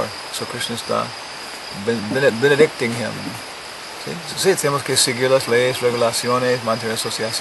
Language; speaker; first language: Spanish; non-native, learner; English